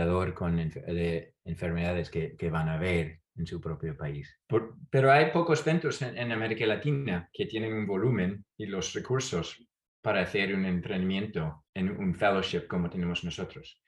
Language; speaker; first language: Spanish; non-native, fluent; English